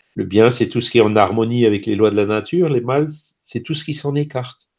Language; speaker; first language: French; native; French